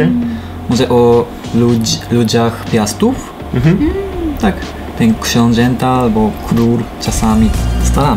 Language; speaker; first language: Polish; non-native, learner; Japanese